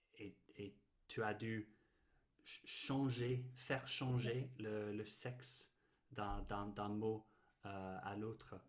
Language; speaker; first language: French; non-native, fluent; English